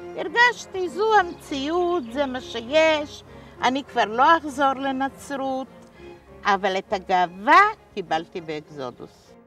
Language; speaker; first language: Hebrew; non-native, fluent; Polish